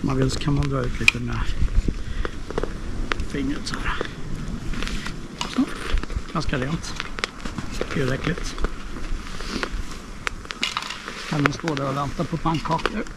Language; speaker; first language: Swedish; native; Swedish